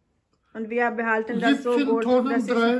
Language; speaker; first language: German; non-native, learner; Urdu